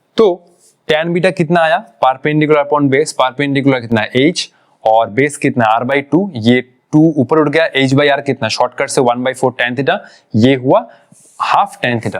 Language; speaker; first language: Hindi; non-native, local second language; Bangla